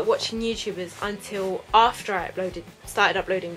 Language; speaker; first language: English; native; English